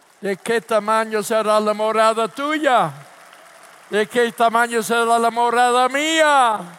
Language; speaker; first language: Spanish; non-native, fluent; English